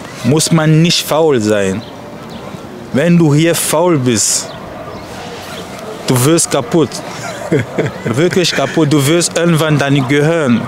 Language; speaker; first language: German; non-native, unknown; French